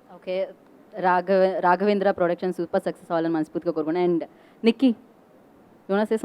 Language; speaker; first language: Telugu; native; Telugu